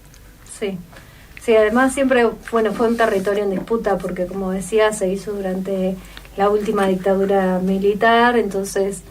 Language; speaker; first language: Spanish; native; Spanish